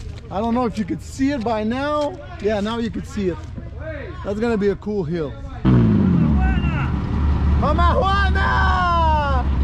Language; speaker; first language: English; non-native, local second language; French